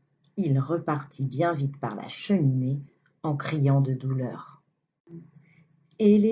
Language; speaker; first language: French; native; French